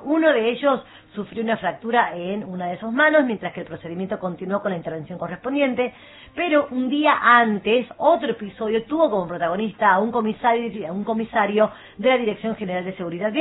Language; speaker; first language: Spanish; native; Spanish